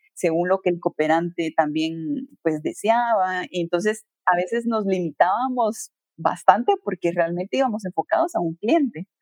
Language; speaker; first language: Spanish; native; Spanish